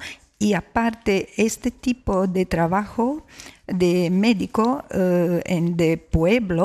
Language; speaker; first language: Spanish; non-native, fluent; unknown